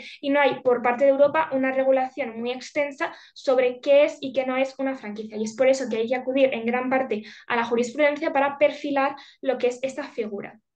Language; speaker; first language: Spanish; native; Spanish